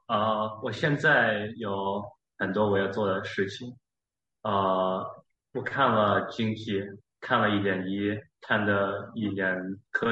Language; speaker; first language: Chinese; early bilingual, heritage; Chinese